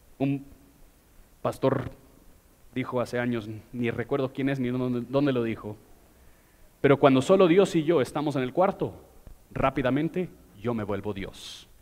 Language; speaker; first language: Spanish; non-native, fluent; English